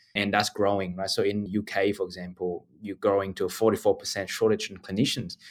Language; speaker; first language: English; non-native, fluent; Vietnamese